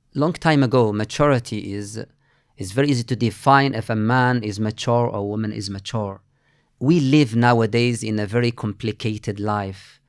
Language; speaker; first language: English; non-native, fluent; Arabic